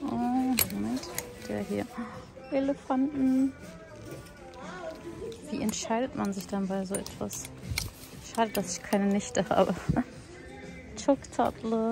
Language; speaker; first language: German; early bilingual, other home language; Turkish